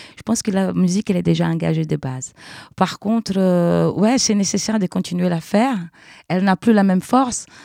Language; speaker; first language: French; non-native, fluent; Portuguese